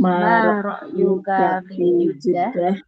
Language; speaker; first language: Arabic; non-native, learner; Indonesian